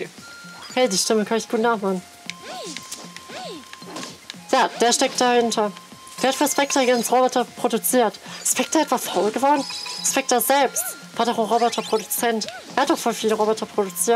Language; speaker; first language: German; native; German